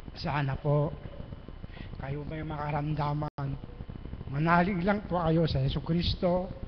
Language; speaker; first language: Filipino; native; Filipino